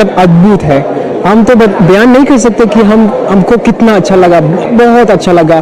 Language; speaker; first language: Hindi; non-native, fluent; Hausa